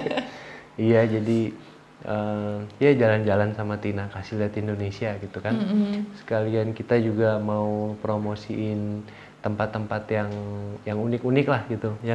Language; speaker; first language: Indonesian; native; Indonesian